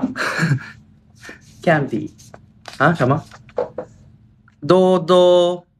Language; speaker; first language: Chinese; non-native, learner; Japanese